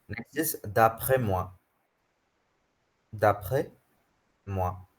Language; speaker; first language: French; non-native, fluent; Hindi